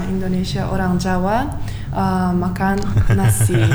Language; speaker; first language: Indonesian; non-native, learner; Turkmen